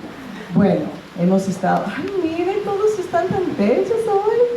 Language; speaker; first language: Spanish; non-native, fluent; English